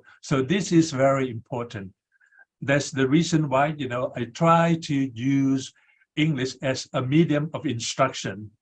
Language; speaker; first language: English; non-native, fluent; Thai